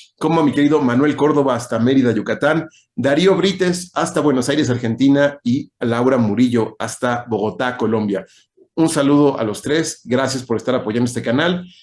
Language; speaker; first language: Spanish; native; Spanish